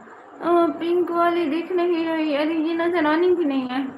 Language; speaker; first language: Urdu; non-native, local second language; Punjabi